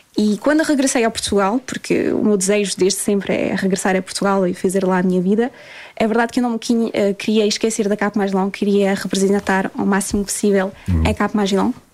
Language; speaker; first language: Portuguese; early bilingual, heritage; Portuguese